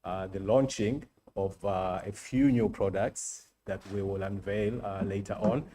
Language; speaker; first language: English; non-native, local second language; Swahili